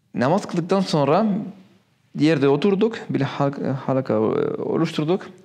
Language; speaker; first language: Turkish; non-native, fluent; Spanish